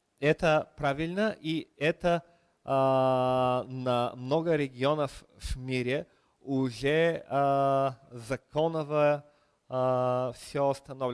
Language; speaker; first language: Russian; non-native, learner; Bulgarian